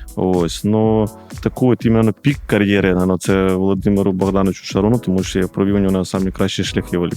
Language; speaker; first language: Ukrainian; native; Ukrainian